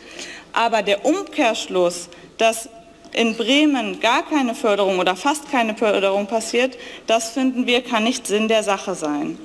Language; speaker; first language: German; native; German